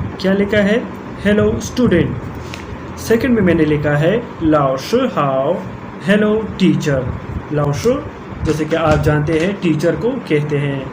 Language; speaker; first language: Urdu; native; Urdu